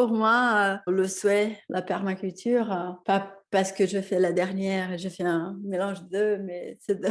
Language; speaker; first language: French; non-native, fluent; Portuguese